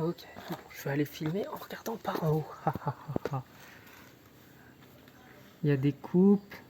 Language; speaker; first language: French; native; French